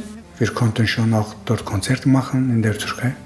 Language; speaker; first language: German; non-native, fluent; Kurdish